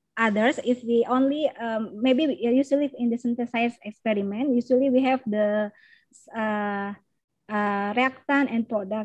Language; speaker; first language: English; non-native, learner; Indonesian